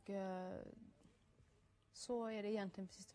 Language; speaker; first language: Swedish; native; Swedish